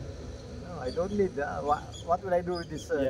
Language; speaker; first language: English; non-native, local second language; Filipino